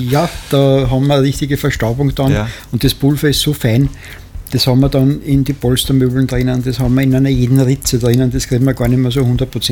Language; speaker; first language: German; native; German